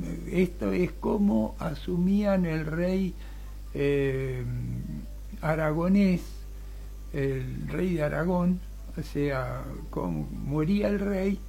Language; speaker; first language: Spanish; native; Spanish